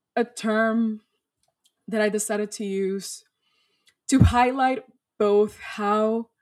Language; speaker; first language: English; non-native, fluent; Spanish